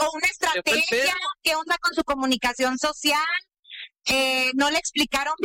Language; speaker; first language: Spanish; native; Spanish